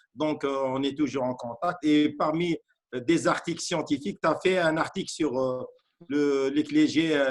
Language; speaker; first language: French; non-native, local second language; Arabic